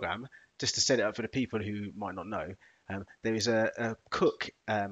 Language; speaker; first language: English; native; English